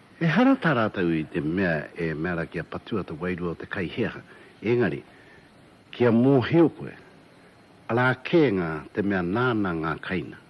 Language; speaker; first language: Māori; native; Māori